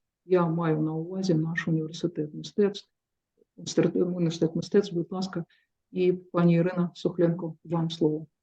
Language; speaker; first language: Ukrainian; native; Ukrainian